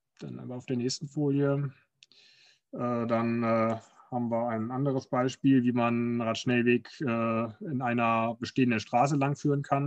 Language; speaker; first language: German; native; German